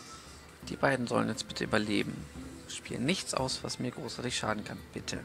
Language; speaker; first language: German; native; German